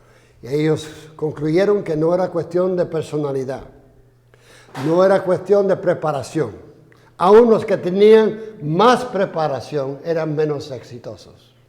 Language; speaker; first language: Spanish; non-native, fluent; English